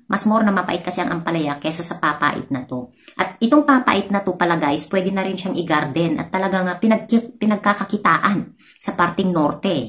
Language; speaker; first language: Filipino; non-native, local second language; Iloko